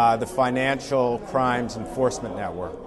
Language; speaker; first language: English; native; English